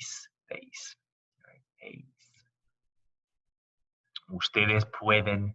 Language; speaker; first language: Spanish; non-native, fluent; English